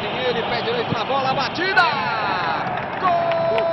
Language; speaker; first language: Portuguese; native; Portuguese